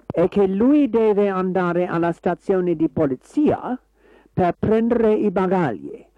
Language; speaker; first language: Italian; non-native, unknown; English